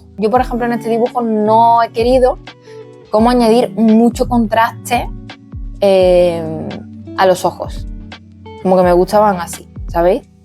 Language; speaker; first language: Spanish; native; Spanish